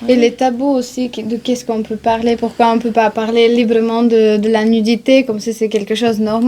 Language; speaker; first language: French; non-native, fluent; Bulgarian